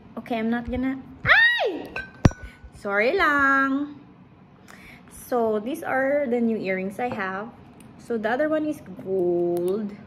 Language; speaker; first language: English; non-native, local second language; Hiligaynon